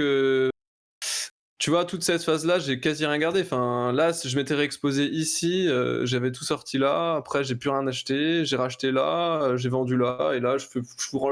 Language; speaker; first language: French; native; French